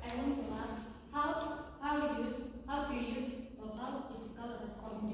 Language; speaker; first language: English; non-native, learner; Indonesian